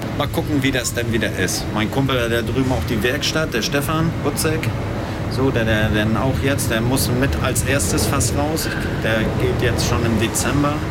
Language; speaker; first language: German; native; German